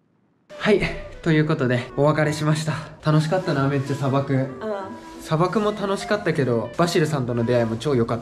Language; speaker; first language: Japanese; native; Japanese